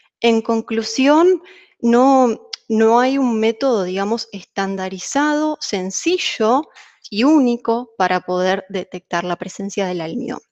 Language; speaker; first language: Spanish; native; Spanish